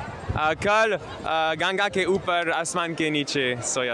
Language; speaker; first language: Hindi; non-native, learner; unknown